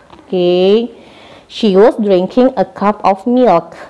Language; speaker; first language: English; non-native, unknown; Indonesian